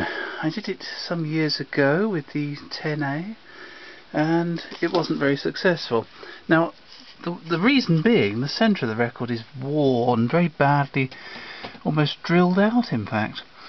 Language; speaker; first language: English; native; English